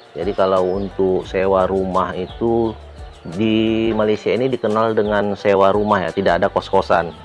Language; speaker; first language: Indonesian; native; Indonesian